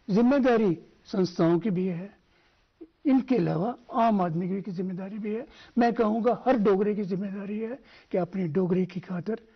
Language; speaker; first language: Hindi; non-native, local second language; Dogri